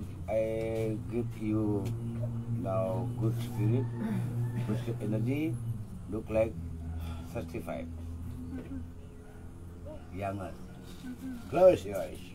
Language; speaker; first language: English; non-native, learner; Balinese